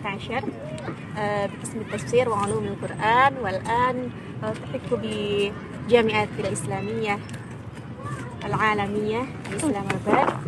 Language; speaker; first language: Arabic; non-native, fluent; Indonesian